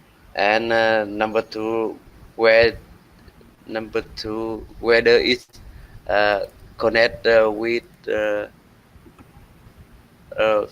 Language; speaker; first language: English; non-native, learner; Vietnamese